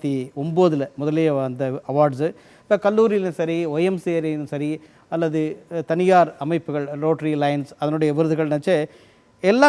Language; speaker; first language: Tamil; native; Tamil